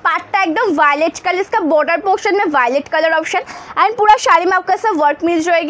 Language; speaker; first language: Hindi; non-native, local second language; Bangla